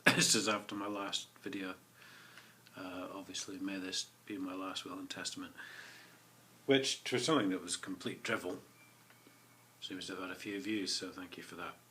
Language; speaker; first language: English; native; English